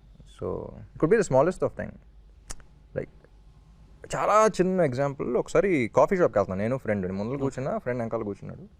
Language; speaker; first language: Telugu; native; Telugu